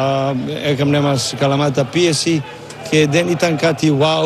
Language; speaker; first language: Greek; non-native, learner; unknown